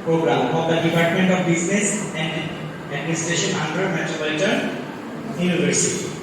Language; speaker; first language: English; non-native, local second language; Bangla